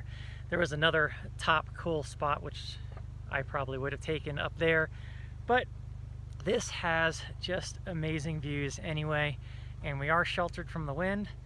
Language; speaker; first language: English; native; English